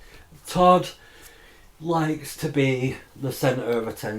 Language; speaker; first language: English; native; English